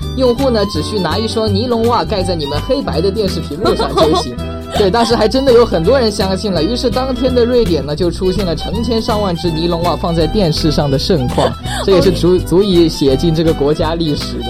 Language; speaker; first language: Chinese; native; Chinese